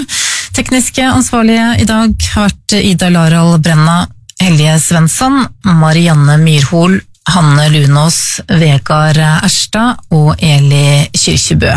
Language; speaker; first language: Norwegian; native; Norwegian